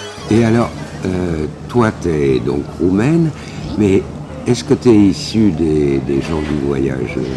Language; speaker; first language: French; native; French